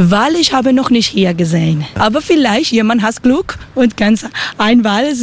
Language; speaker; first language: German; non-native, learner; Spanish